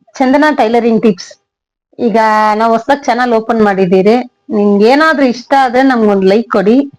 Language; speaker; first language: Kannada; non-native, local second language; Tamil